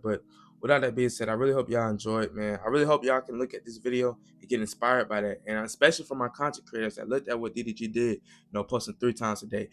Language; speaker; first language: English; native; English